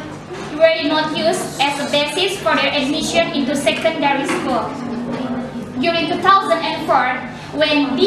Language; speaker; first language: English; non-native, learner; Indonesian